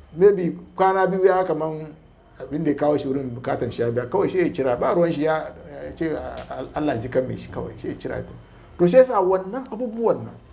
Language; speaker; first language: Hausa; non-native, local second language; Fula